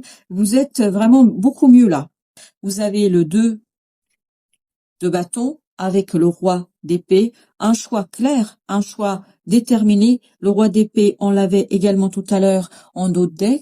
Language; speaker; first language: French; native; French